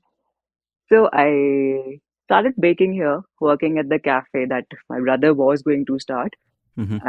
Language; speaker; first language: English; non-native, local second language; Hindi